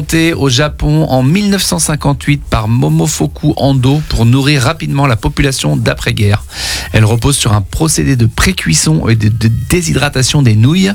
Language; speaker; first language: French; native; French